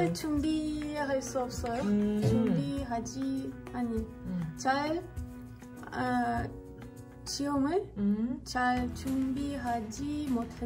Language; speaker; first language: Korean; non-native, learner; Ukrainian